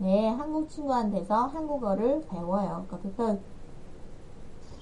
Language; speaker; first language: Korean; non-native, fluent; Vietnamese